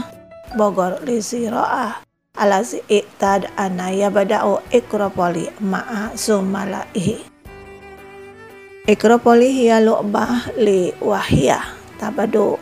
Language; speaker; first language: Arabic; non-native, fluent; Indonesian